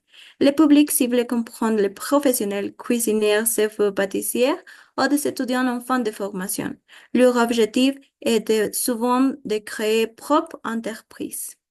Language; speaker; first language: French; non-native, fluent; Spanish